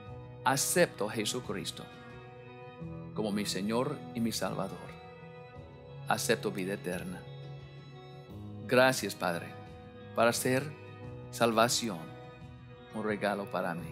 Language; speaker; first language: Spanish; non-native, learner; English